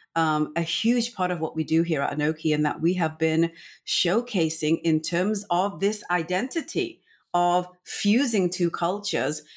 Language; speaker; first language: English; native; English